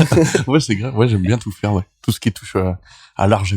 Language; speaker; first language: French; native; French